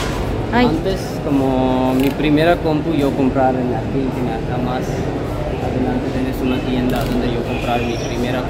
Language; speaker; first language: Spanish; non-native, learner; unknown